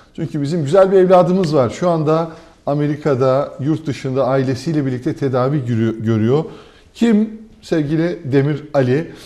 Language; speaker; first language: Turkish; native; Turkish